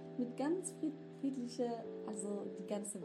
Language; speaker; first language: German; non-native, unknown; Kurdish